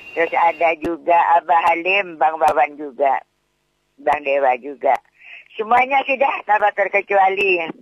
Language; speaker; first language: Indonesian; non-native, local second language; Madurese